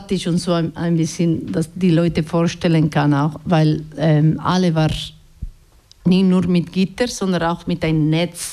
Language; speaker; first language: German; non-native, learner; Basque